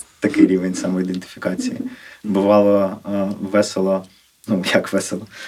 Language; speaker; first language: Ukrainian; non-native, local second language; Russian